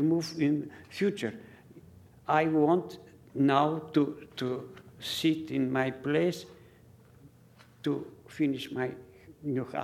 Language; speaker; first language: English; non-native, learner; Bulgarian